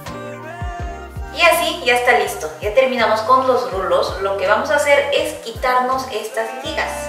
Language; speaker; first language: Spanish; non-native, fluent; Korean